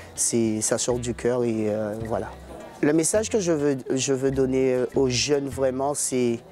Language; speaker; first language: French; native; French